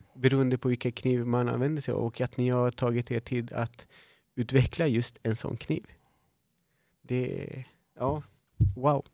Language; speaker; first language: Swedish; non-native, fluent; Spanish